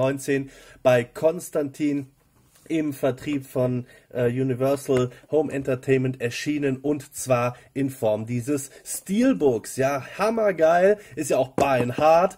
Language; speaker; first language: German; native; German